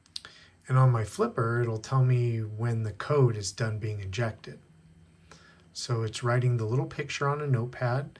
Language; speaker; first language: English; native; English